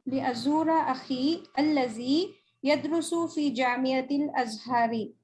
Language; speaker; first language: Arabic; non-native, learner; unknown